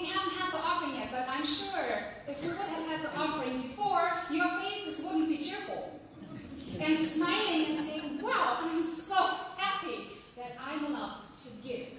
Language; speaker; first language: English; non-native, fluent; German